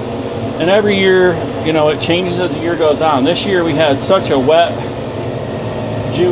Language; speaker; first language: English; native; English